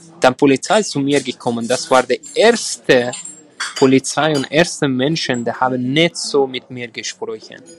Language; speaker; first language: German; non-native, learner; Persian